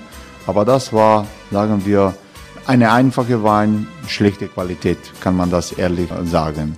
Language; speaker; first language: German; non-native, learner; Croatian